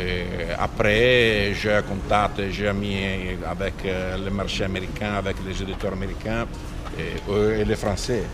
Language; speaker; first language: French; non-native, fluent; Italian